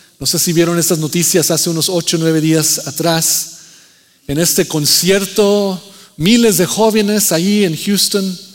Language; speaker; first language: Spanish; early bilingual, heritage; Spanish